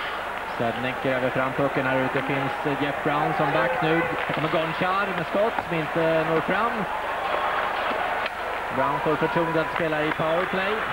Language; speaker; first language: Swedish; native; Swedish